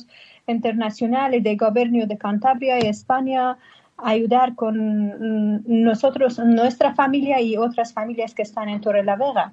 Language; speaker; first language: Spanish; non-native, learner; Persian